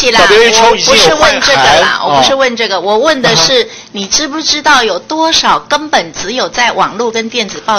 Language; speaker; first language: Chinese; native; Chinese